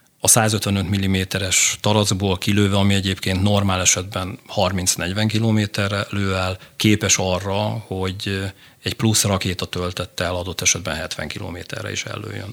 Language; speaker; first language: Hungarian; native; Hungarian